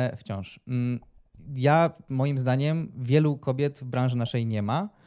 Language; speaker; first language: Polish; native; Polish